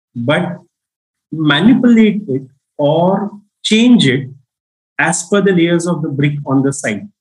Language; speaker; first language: English; non-native, local second language; Marathi